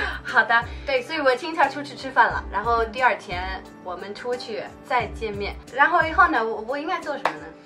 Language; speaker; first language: Chinese; non-native, fluent; Danish